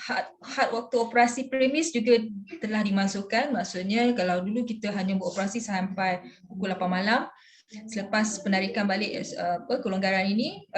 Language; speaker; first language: Malay; native; Malay